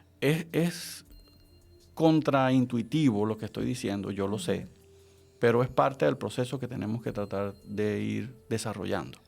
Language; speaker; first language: Spanish; native; Spanish